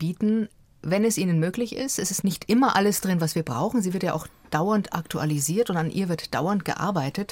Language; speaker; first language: German; native; German